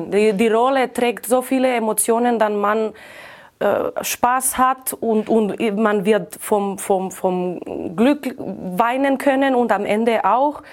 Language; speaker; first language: German; non-native, fluent; Catalan